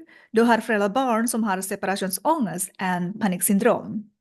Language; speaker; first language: Swedish; non-native, learner; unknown